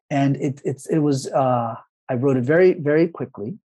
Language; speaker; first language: English; early bilingual, other home language; Spanish